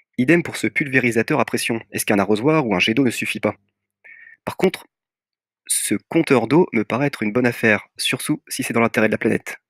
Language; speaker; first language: French; native; French